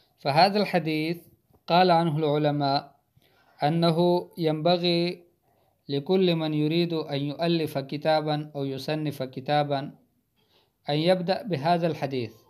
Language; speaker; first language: Arabic; non-native, fluent; Hindi